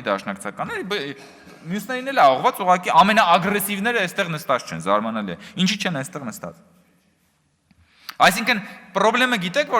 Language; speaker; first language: Armenian; native; Armenian